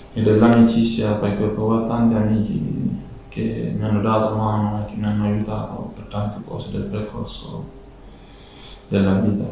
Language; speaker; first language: Italian; non-native, fluent; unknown